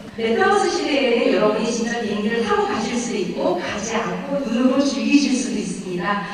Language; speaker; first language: Korean; native; Korean